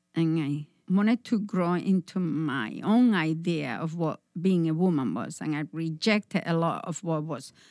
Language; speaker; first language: English; non-native, fluent; Spanish